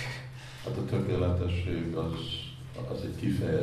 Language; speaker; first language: Hungarian; non-native, fluent; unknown